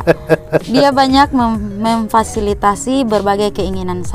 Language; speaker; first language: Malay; non-native, local second language; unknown